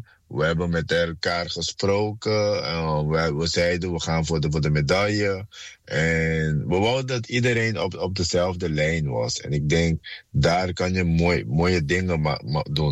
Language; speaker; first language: Dutch; non-native, fluent; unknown